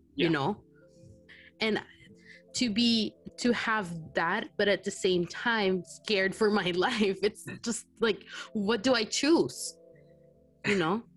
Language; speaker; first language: English; non-native, local second language; Filipino